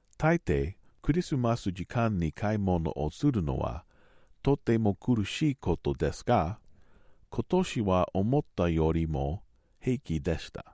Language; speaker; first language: Japanese; non-native, learner; English